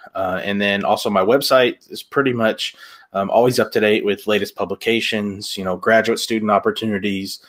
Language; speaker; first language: English; native; English